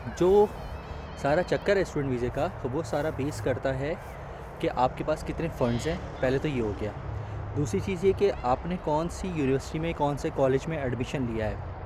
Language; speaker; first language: Urdu; native; Urdu